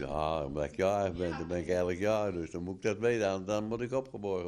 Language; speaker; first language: Dutch; native; Dutch